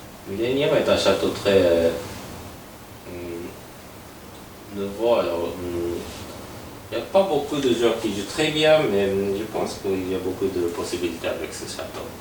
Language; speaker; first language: French; non-native, fluent; Japanese